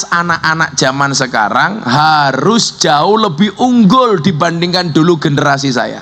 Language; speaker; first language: Indonesian; non-native, local second language; Javanese